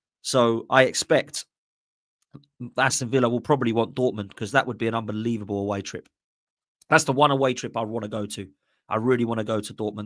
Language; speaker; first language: English; native; English